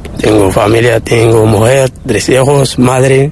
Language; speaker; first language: Spanish; non-native, learner; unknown